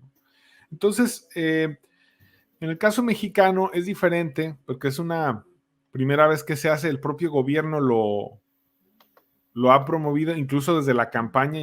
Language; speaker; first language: Spanish; native; Spanish